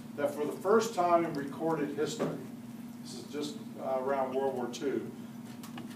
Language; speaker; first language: English; native; English